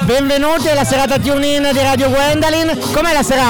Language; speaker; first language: Italian; native; Italian